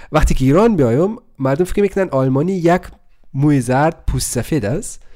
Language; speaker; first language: Persian; early bilingual, heritage; Persian